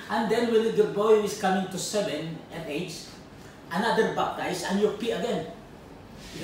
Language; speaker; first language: English; non-native, learner; Filipino